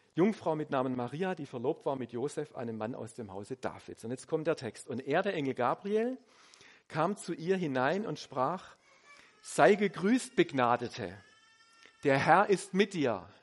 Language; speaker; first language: German; native; German